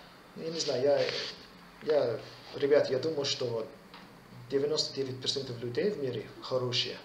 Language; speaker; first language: Russian; non-native, fluent; English